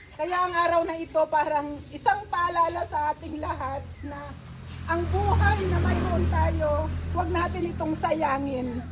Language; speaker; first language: Filipino; non-native, local second language; Iloko